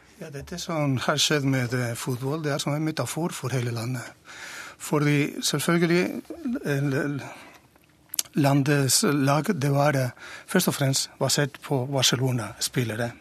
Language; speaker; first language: Norwegian; non-native, fluent; Spanish